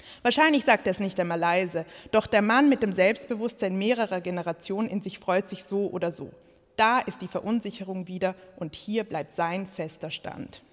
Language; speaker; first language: German; early bilingual, other home language; Croatian